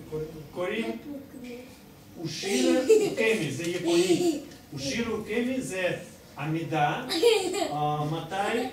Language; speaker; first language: Hebrew; non-native, learner; Russian